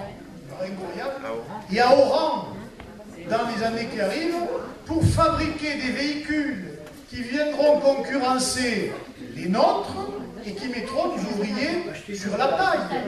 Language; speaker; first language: French; native; French